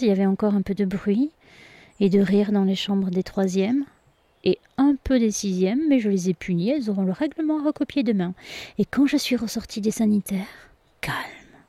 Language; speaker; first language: French; native; French